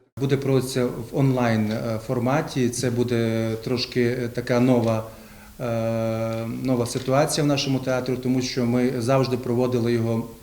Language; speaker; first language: Ukrainian; native; Ukrainian